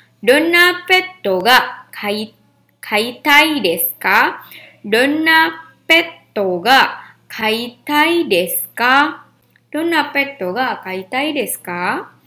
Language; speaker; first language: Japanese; non-native, fluent; Indonesian